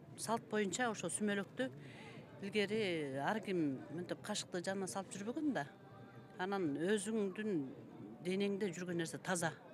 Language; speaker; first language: Kyrgyz; native; Kyrgyz